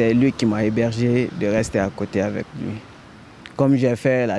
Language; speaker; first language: French; non-native, fluent; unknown